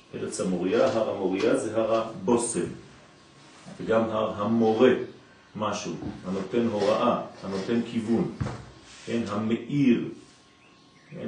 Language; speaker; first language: Hebrew; non-native, fluent; French